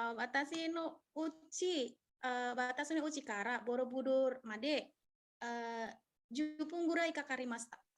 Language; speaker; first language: Japanese; non-native, learner; Indonesian